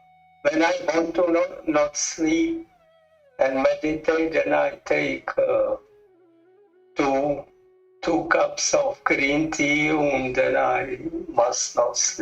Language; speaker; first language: English; non-native, learner; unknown